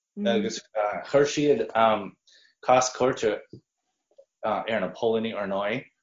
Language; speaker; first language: Irish; non-native, fluent; English